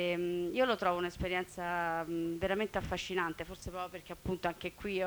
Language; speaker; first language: Italian; native; Italian